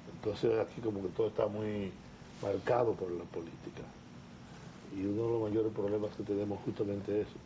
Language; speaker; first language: Spanish; native; Spanish